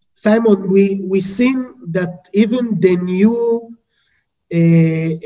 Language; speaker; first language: English; non-native, fluent; Hebrew